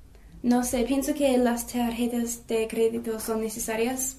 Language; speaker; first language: Spanish; non-native, learner; English